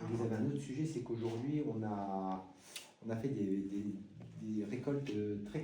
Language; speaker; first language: French; native; French